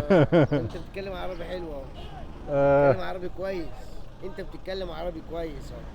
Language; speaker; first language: Arabic; native; Arabic